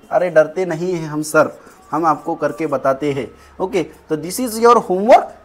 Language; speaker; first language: Hindi; non-native, local second language; Marathi